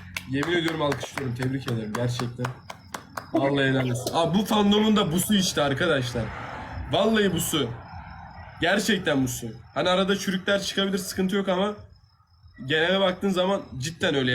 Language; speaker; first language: Turkish; native; Turkish